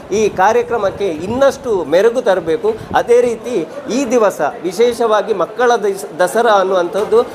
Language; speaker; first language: Kannada; non-native, local second language; Tulu